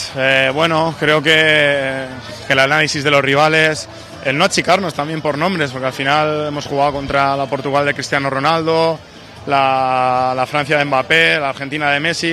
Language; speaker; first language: Spanish; native; Spanish